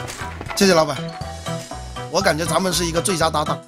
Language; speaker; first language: Chinese; native; Chinese